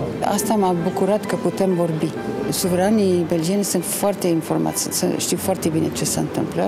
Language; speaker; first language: Romanian; non-native, fluent; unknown